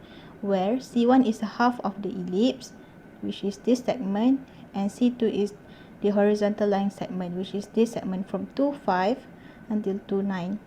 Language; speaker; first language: English; non-native, local second language; Malay